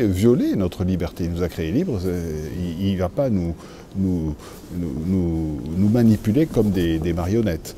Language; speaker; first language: French; native; French